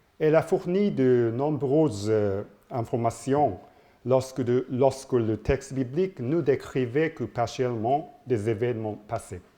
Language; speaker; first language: French; non-native, learner; Japanese